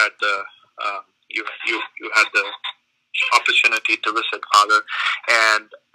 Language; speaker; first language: English; non-native, local second language; Malayalam